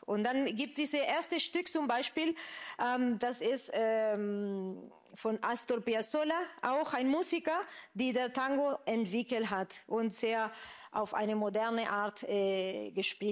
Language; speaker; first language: German; non-native, fluent; Spanish